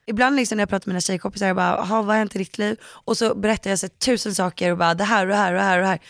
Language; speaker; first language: Swedish; native; Swedish